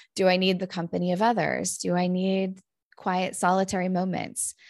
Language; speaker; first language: English; native; English